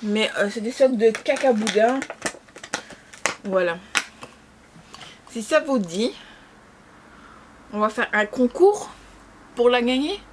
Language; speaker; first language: French; native; French